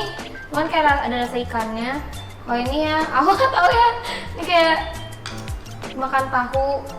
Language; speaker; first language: Indonesian; early bilingual, other home language; Japanese